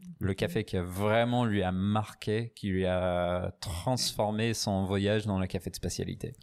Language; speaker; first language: French; non-native, fluent; English